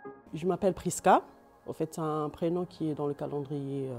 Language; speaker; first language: French; non-native, local second language; Lingala